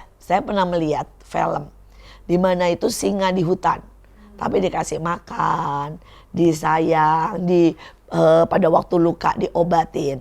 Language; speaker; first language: Indonesian; native; Indonesian